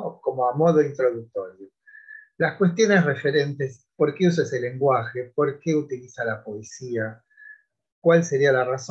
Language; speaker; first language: Spanish; native; Spanish